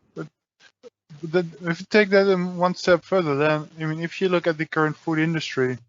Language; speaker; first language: English; non-native, fluent; Dutch